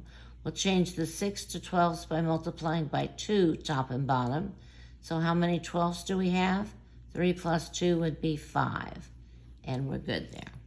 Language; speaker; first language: English; native; English